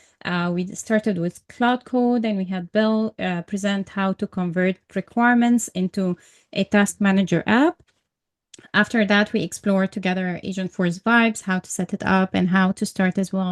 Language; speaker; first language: English; non-native, fluent; Arabic